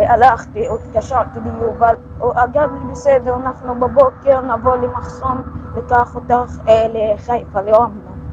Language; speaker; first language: Hebrew; non-native, local second language; Arabic